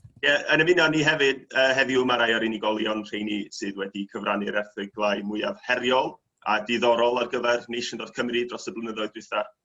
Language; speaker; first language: Welsh; native; Welsh